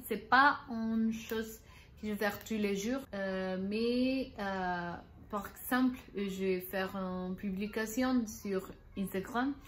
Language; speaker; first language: French; non-native, learner; Spanish